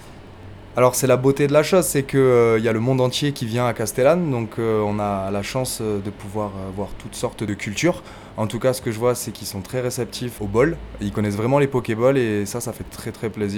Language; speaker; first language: French; native; French